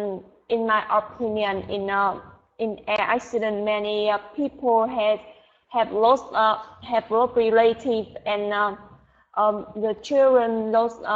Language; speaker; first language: English; non-native, learner; Vietnamese